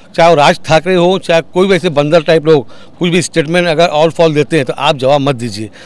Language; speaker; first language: Hindi; non-native, local second language; Urdu